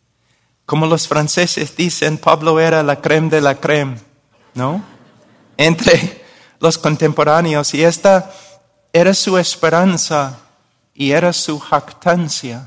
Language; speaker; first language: Spanish; non-native, fluent; English